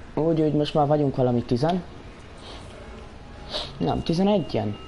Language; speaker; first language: Hungarian; native; Hungarian